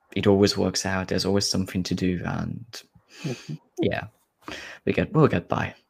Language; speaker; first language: English; non-native, fluent; German